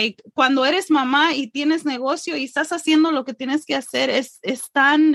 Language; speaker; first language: Spanish; early bilingual, heritage; English